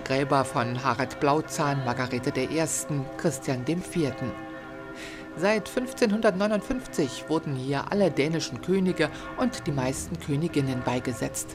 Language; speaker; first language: German; native; German